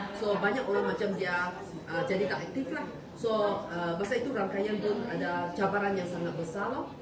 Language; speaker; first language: Malay; non-native, local second language; Chinese